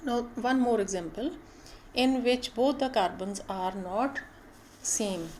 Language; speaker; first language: English; non-native, local second language; Punjabi